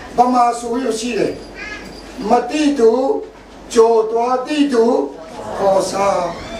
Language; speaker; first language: Burmese; non-native, local second language; Kachin